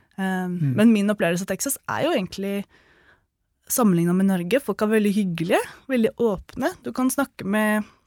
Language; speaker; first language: Norwegian; native; Norwegian